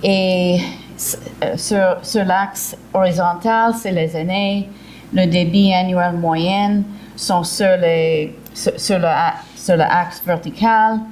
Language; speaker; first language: French; early bilingual, heritage; English